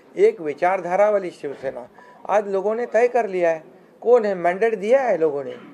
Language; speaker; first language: Hindi; non-native, local second language; Marathi